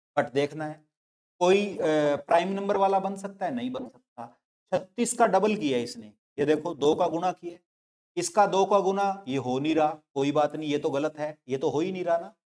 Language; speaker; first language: Hindi; non-native, local second language; Punjabi